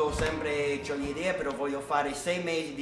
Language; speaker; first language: Italian; non-native, learner; English